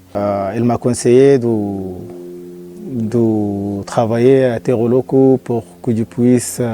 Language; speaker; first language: French; non-native, fluent; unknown